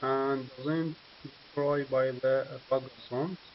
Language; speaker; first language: English; non-native, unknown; Arabic